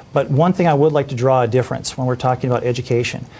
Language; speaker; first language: English; native; English